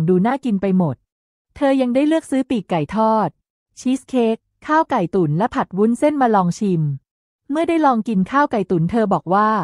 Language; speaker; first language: Thai; native; Thai